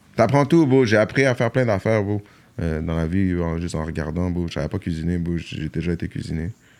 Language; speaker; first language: French; native; French